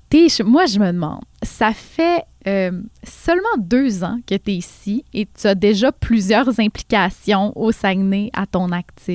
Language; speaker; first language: French; native; French